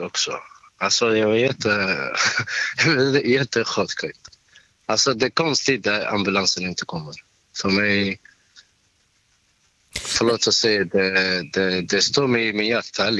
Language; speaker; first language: Swedish; non-native, learner; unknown